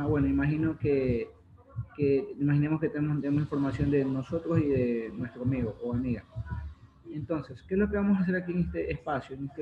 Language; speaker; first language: Spanish; native; Spanish